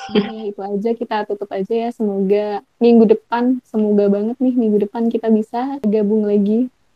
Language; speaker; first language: Indonesian; native; Indonesian